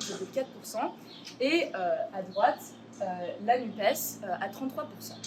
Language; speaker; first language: French; native; French